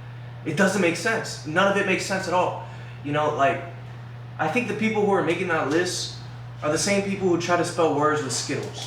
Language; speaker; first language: English; native; English